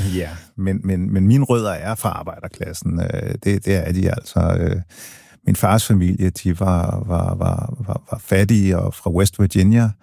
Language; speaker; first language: Danish; early bilingual, other home language; English